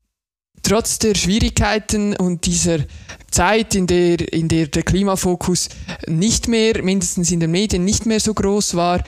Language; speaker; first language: German; native; German